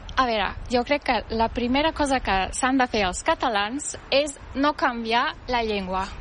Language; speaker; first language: Catalan; non-native, fluent; Turkish